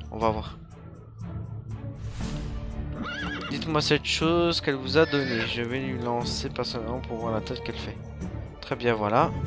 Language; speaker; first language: French; native; French